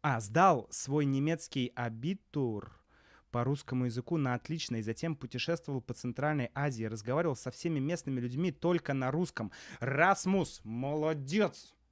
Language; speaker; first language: Russian; native; Russian